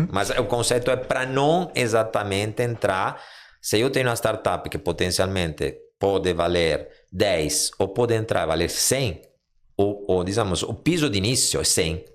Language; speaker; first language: Portuguese; non-native, fluent; Italian